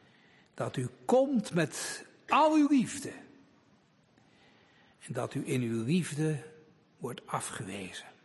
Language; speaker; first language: Dutch; native; Dutch